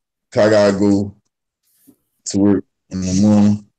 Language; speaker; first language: English; native; English